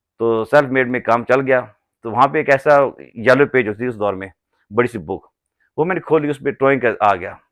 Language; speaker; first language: Urdu; non-native, local second language; Punjabi